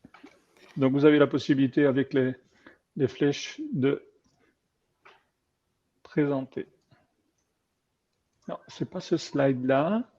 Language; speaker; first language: French; native; French